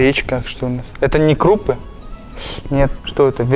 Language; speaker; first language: Russian; native; Russian